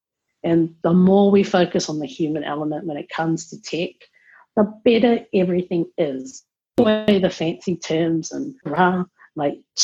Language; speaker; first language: English; native; English